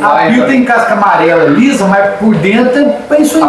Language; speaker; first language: Portuguese; native; Portuguese